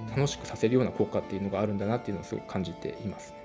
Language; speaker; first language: Japanese; native; Japanese